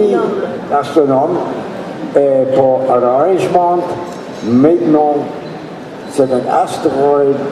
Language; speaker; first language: French; non-native, learner; English